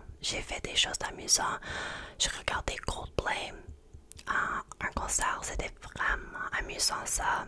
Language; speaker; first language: French; non-native, learner; English